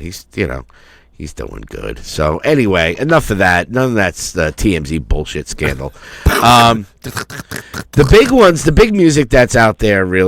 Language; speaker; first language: English; native; English